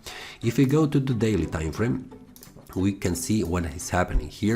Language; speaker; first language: English; non-native, fluent; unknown